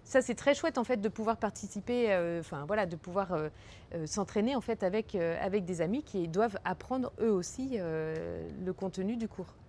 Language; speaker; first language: French; native; French